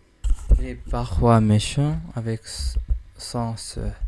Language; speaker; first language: French; non-native, learner; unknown